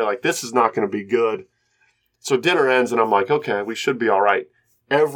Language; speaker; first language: English; native; English